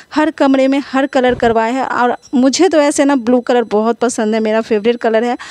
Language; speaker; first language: Hindi; native; Hindi